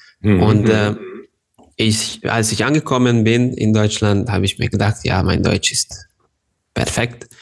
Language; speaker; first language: German; non-native, fluent; Hungarian